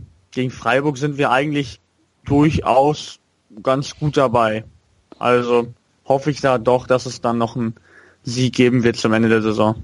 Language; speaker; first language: German; native; German